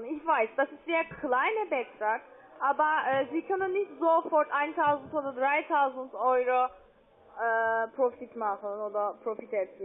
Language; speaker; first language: German; non-native, learner; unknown